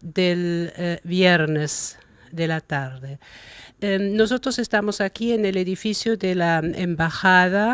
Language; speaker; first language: Spanish; non-native, fluent; German